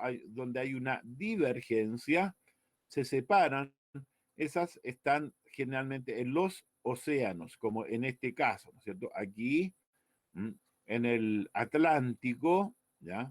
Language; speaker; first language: Spanish; native; Spanish